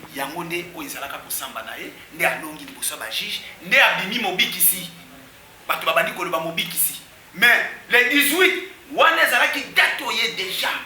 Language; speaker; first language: Lingala; non-native, local second language; Kongo